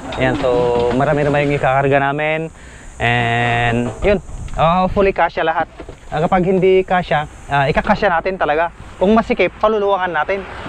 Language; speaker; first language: Filipino; native; Filipino